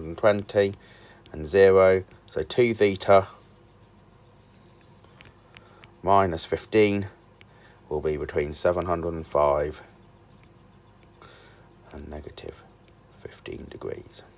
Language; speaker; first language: English; native; English